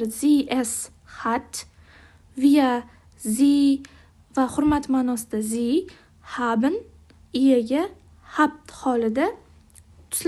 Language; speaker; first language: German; non-native, fluent; Uzbek